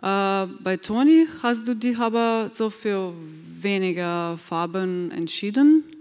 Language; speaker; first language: German; non-native, fluent; Slovenian